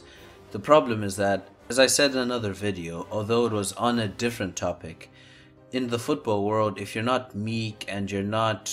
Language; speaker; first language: English; native; English